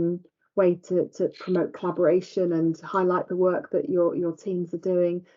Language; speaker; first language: English; native; English